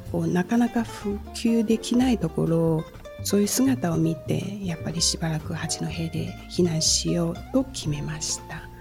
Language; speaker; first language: Japanese; non-native, fluent; Chinese